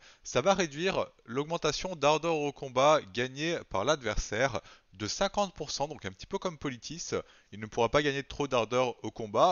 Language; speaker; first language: French; native; French